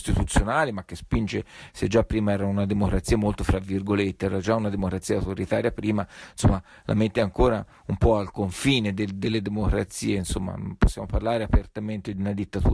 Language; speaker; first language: Italian; native; Italian